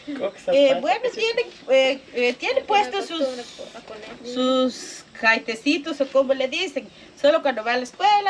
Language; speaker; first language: Spanish; non-native, local second language; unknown